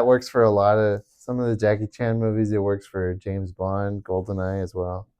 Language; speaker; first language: English; native; English